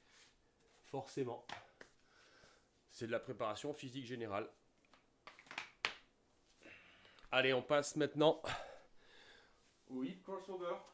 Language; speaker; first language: French; native; French